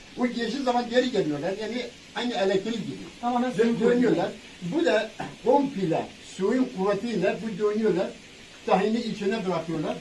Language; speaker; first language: Turkish; non-native, local second language; Kurdish